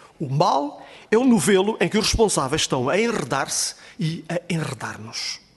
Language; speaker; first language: Portuguese; native; Portuguese